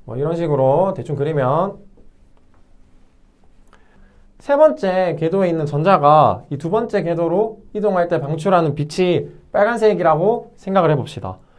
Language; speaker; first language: Korean; native; Korean